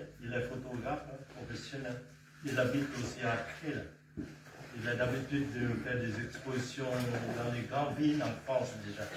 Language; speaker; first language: French; non-native, fluent; Vietnamese